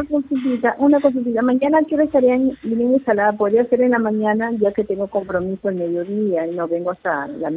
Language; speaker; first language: Spanish; native; Spanish